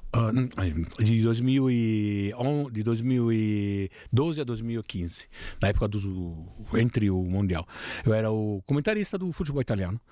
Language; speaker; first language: Portuguese; non-native, fluent; Italian